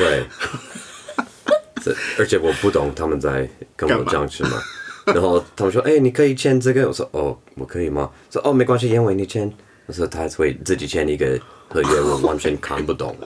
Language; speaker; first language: Chinese; non-native, learner; English